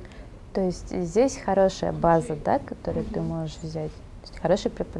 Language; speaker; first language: Russian; native; Russian